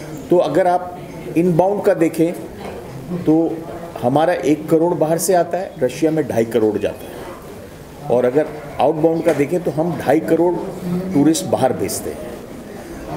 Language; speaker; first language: Hindi; native; Hindi